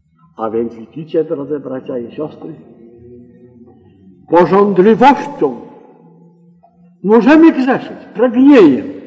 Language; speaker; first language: Polish; native; Polish